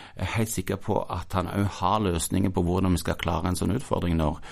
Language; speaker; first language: Norwegian; native; Norwegian